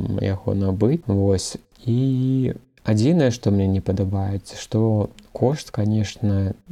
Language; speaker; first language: Belarusian; non-native, local second language; Russian